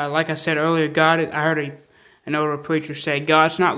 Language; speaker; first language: English; native; English